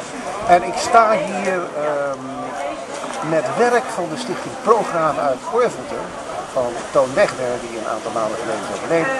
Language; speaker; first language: Dutch; native; Dutch